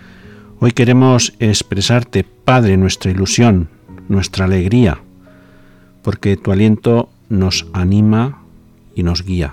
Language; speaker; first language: Spanish; native; Spanish